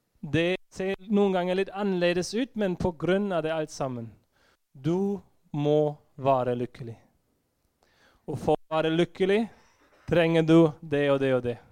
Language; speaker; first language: Norwegian; non-native, fluent; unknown